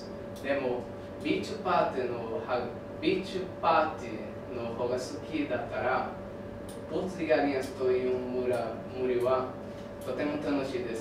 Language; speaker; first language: Japanese; non-native, learner; Portuguese